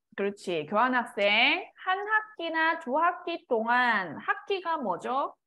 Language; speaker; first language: Korean; native; Korean